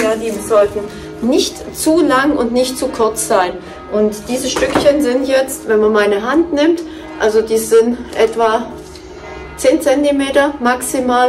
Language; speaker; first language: German; native; German